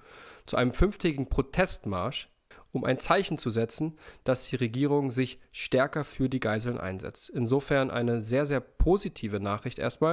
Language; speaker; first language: German; native; German